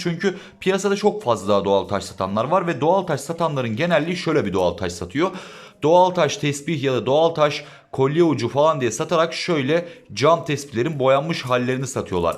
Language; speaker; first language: Turkish; native; Turkish